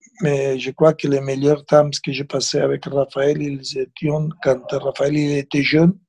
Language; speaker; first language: French; non-native, fluent; Spanish